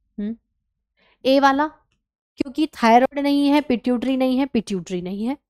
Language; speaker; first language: Hindi; native; Hindi